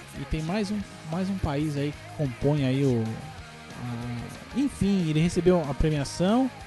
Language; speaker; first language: Portuguese; native; Portuguese